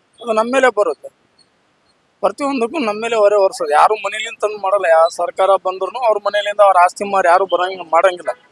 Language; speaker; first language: Kannada; native; Kannada